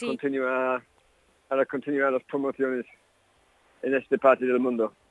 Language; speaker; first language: Spanish; non-native, learner; English